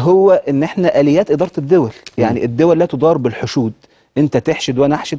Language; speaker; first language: Arabic; native; Arabic